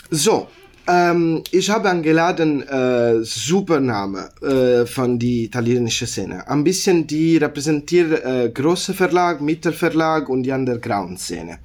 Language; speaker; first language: German; non-native, learner; Italian